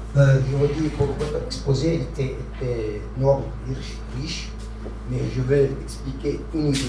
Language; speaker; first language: French; non-native, learner; Arabic